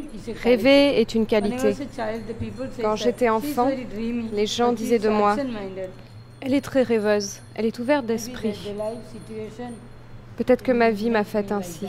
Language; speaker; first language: French; non-native, fluent; Malayalam